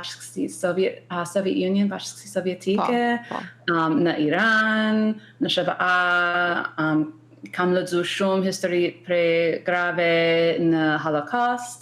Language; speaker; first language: Albanian; non-native, learner; English